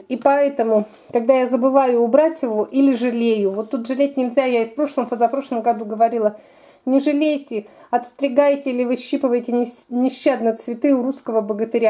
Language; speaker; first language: Russian; native; Russian